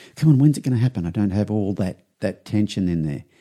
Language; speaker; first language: English; native; English